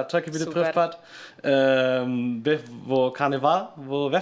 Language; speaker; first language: Macedonian; non-native, learner; German